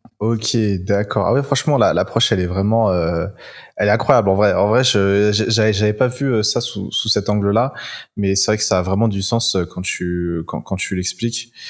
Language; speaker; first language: French; non-native, local second language; Malagasy